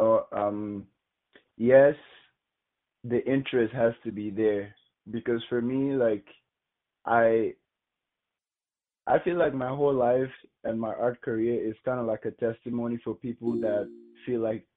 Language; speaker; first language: English; non-native, local second language; Igbo